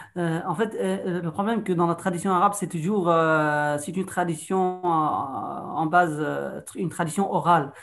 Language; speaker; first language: French; non-native, fluent; Arabic